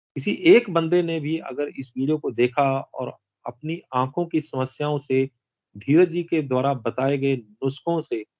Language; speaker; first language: Hindi; non-native, local second language; Punjabi